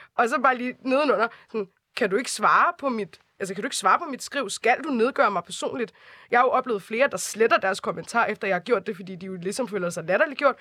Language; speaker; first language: Danish; early bilingual, other home language; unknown